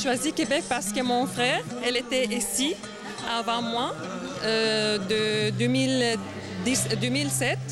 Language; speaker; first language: French; non-native, learner; Arabic